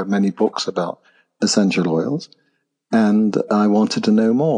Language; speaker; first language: English; native; English